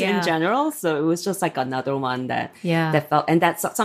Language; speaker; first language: English; non-native, fluent; Korean